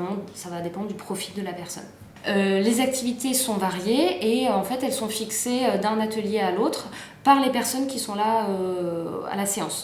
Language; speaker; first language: French; native; French